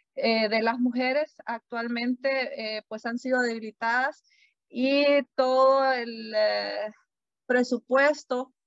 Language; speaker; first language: Spanish; native; Spanish